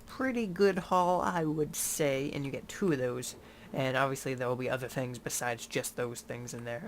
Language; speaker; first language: English; native; English